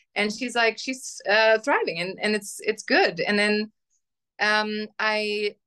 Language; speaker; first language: English; non-native, fluent; German